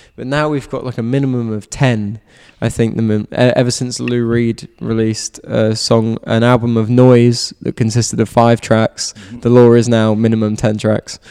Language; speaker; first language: English; native; English